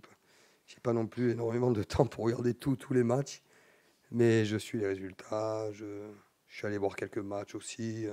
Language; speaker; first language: French; native; French